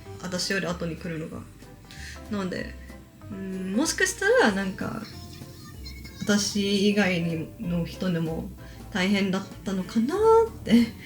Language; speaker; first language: Japanese; early bilingual, heritage; Japanese